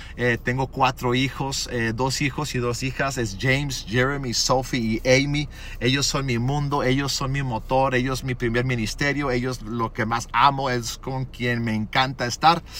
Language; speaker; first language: Spanish; early bilingual, other home language; English